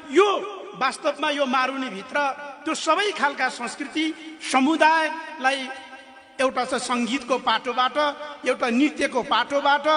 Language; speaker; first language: Nepali; non-native, local second language; Eastern Tamang